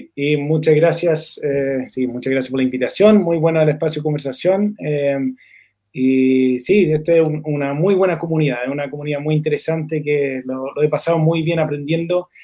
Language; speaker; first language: Spanish; non-native, fluent; English